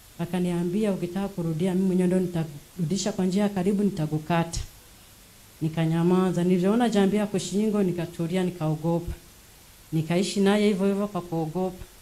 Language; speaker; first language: Swahili; non-native, local second language; Rundi